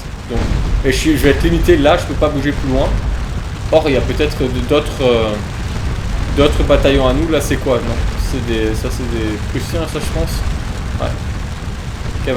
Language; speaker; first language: French; native; French